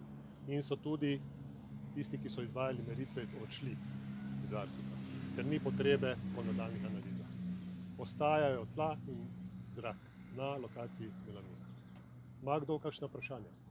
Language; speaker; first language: Slovenian; native; Slovenian